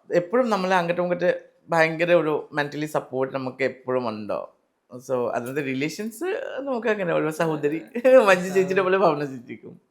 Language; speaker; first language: Malayalam; non-native, learner; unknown